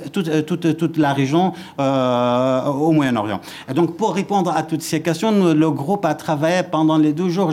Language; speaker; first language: French; non-native, fluent; Kurdish